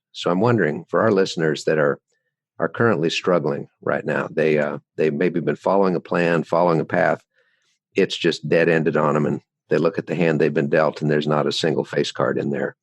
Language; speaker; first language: English; native; English